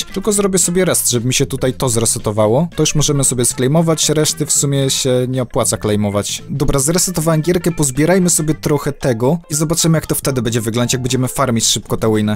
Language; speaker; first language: Polish; native; Polish